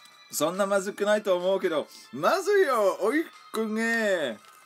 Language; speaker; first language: Japanese; non-native, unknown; English